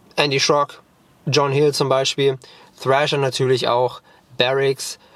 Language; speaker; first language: German; native; German